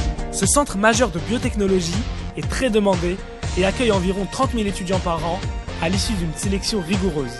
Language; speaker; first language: French; native; French